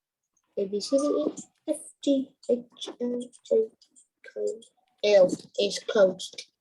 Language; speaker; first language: English; non-native, learner; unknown